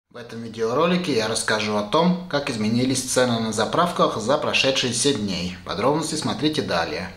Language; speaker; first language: Russian; native; Russian